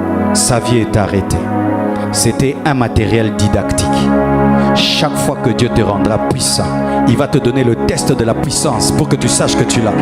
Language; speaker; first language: French; non-native, local second language; Lingala